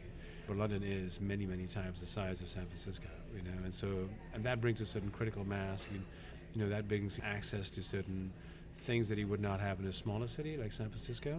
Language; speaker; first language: English; non-native, local second language; Hindi